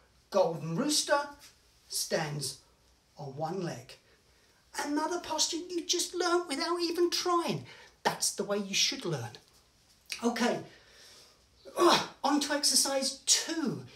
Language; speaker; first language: English; native; English